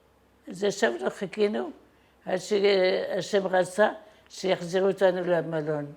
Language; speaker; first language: Hebrew; non-native, fluent; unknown